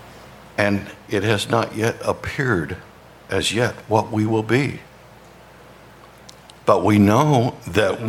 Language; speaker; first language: English; native; English